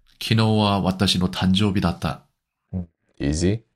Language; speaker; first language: Japanese; non-native, learner; Korean